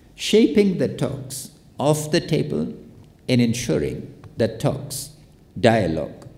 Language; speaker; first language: English; non-native, fluent; Pashto